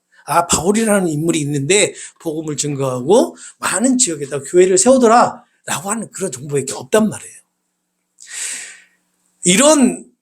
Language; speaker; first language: Korean; native; Korean